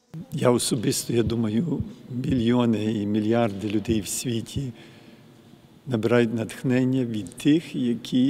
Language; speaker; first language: Ukrainian; early bilingual, heritage; Ukrainian